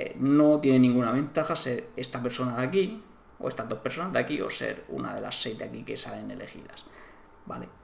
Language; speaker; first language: Spanish; native; Spanish